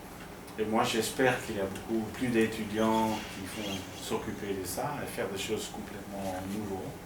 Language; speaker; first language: French; non-native, fluent; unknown